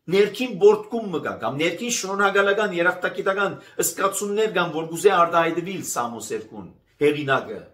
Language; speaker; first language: Armenian; native; Armenian